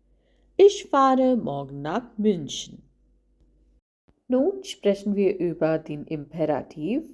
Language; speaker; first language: German; non-native, fluent; Hindi